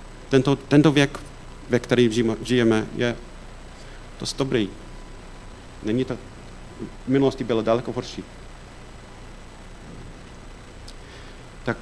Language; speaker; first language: Czech; non-native, fluent; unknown